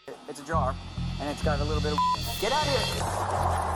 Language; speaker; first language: English; native; English